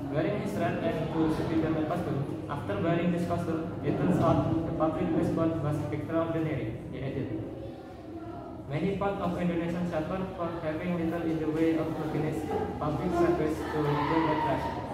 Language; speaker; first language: English; non-native, learner; Indonesian